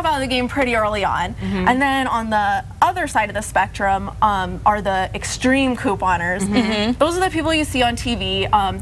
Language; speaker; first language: English; native; English